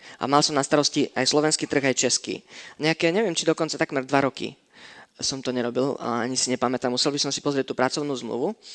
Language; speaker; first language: Slovak; non-native, fluent; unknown